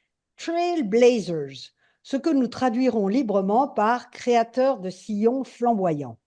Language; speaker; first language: French; native; French